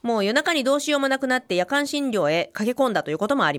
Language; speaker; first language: Japanese; native; Japanese